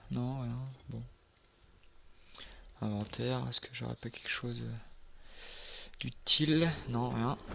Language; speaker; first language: French; native; French